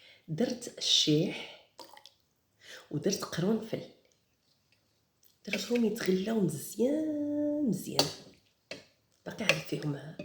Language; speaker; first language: Arabic; native; Arabic